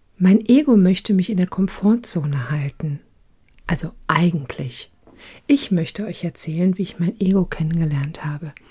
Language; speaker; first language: German; early bilingual, other home language; Croatian